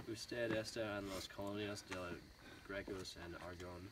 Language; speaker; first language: Spanish; non-native, learner; English